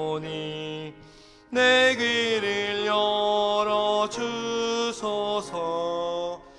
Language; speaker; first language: Korean; native; Korean